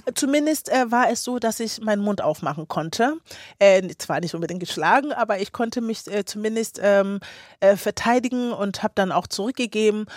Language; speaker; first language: German; early bilingual, other home language; Akan